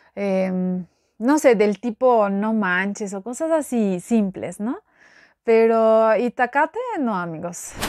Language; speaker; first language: Spanish; non-native, fluent; Albanian